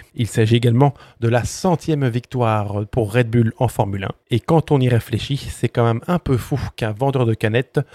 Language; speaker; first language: French; native; French